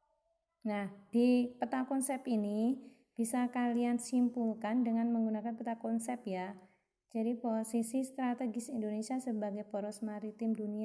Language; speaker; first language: Indonesian; native; Indonesian